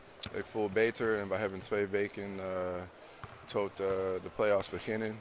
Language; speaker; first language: Dutch; non-native, learner; English